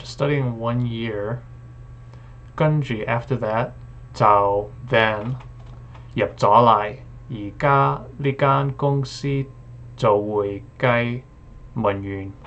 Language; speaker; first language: Cantonese; non-native, learner; English